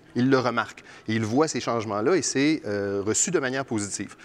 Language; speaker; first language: French; native; French